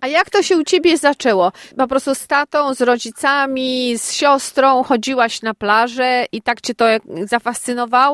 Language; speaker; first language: Polish; native; Polish